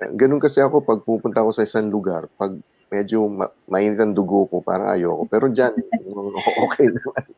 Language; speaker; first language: Filipino; non-native, local second language; Chavacano